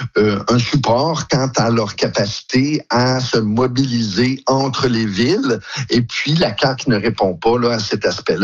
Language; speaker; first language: French; native; French